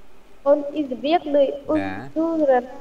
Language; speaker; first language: Russian; non-native, learner; Vietnamese